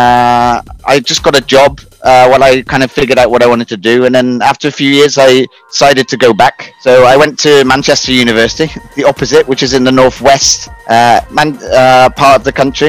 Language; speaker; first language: English; native; English